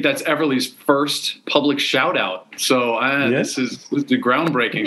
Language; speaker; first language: English; native; English